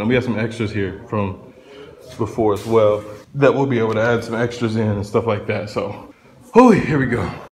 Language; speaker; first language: English; native; English